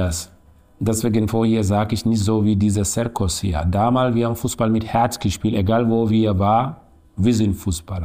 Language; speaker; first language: German; non-native, learner; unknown